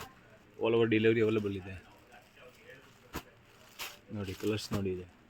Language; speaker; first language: Kannada; non-native, local second language; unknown